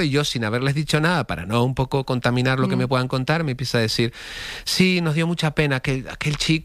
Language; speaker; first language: Spanish; native; Spanish